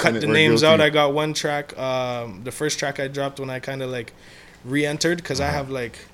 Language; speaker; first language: English; native; English